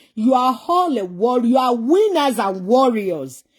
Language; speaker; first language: English; non-native, local second language; Yoruba